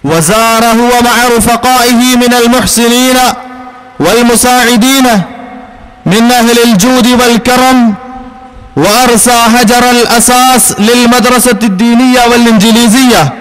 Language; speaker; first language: Arabic; non-native, fluent; Malayalam